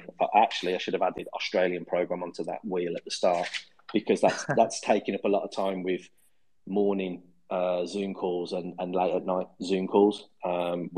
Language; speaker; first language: English; native; English